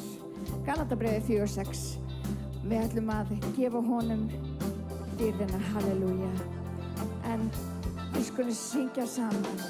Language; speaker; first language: Icelandic; non-native, fluent; English